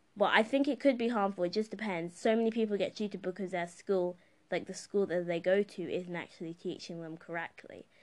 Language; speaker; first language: English; native; English